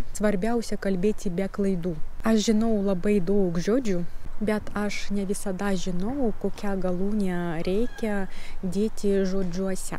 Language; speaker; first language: Lithuanian; non-native, learner; Russian